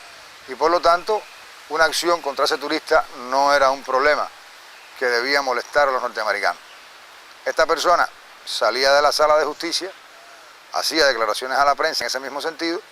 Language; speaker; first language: Spanish; native; Spanish